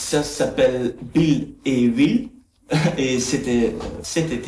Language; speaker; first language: French; non-native, learner; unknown